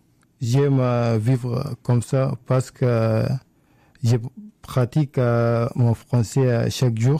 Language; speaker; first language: French; non-native, learner; Arabic